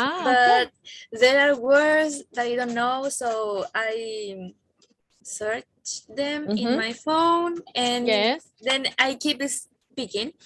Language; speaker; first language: English; non-native, learner; Spanish